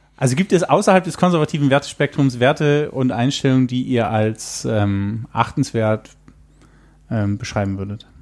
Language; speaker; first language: German; native; German